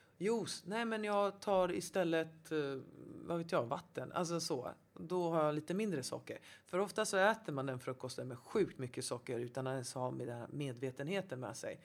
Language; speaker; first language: Swedish; native; Swedish